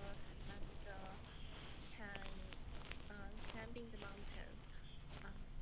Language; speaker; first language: English; non-native, learner; Chinese